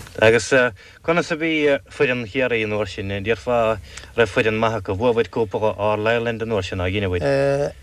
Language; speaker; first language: Irish; native; Irish